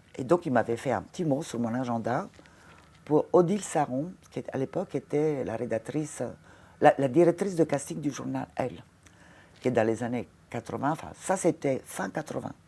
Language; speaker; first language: French; non-native, fluent; Italian